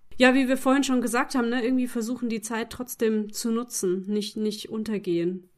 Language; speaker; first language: German; native; German